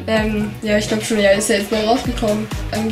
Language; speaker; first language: German; native; German